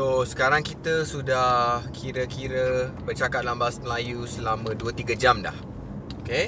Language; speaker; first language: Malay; non-native, local second language; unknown